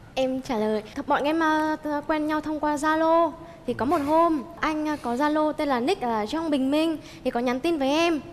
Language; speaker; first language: Vietnamese; native; Vietnamese